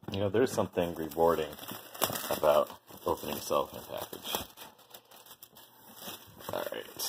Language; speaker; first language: English; native; English